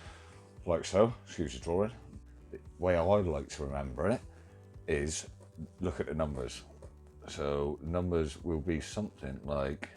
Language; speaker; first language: English; native; English